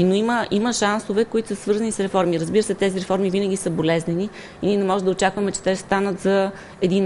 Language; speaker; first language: Bulgarian; native; Bulgarian